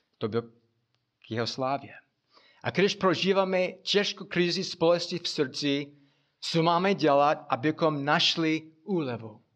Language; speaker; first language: Czech; non-native, fluent; English